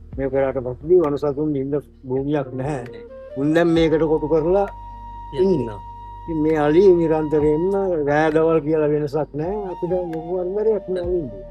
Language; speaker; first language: Sinhala; native; Sinhala